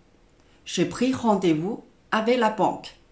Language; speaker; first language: French; non-native, fluent; Chinese